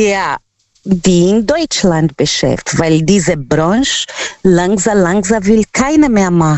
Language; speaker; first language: German; non-native, learner; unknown